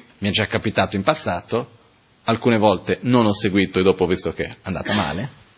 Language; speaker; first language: Italian; non-native, fluent; Portuguese